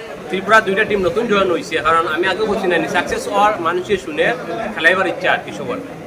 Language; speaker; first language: Bangla; native; Bangla